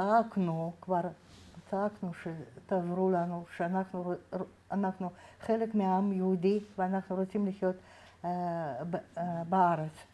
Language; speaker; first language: Hebrew; non-native, fluent; Russian